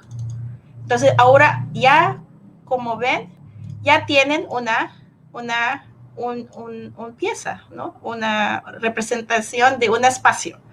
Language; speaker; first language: Spanish; non-native, fluent; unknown